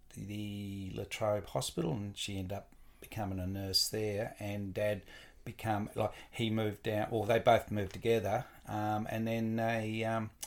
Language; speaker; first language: English; native; English